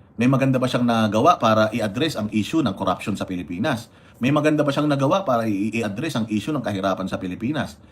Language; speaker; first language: Filipino; non-native, local second language; Iloko